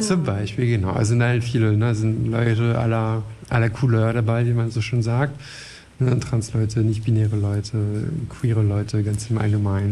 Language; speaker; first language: German; non-native, fluent; French